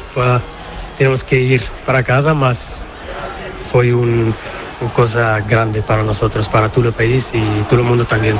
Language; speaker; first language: Spanish; non-native, learner; Portuguese